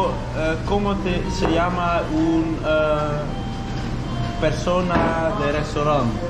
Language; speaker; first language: Spanish; non-native, learner; Dutch